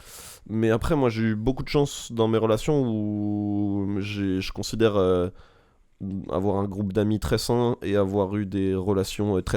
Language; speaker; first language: French; native; French